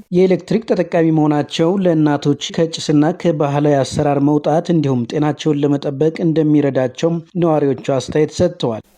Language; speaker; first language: Amharic; native; Amharic